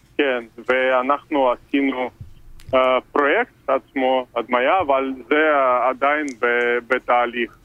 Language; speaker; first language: Hebrew; non-native, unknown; Russian